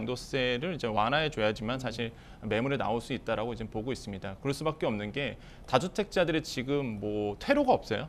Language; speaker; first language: Korean; native; Korean